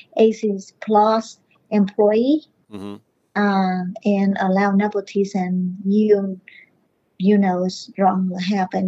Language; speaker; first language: English; non-native, fluent; Vietnamese